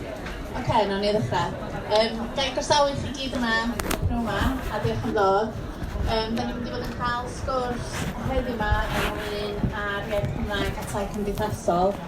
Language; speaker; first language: Welsh; native; Welsh